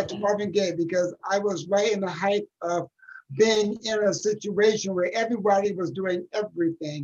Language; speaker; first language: English; native; English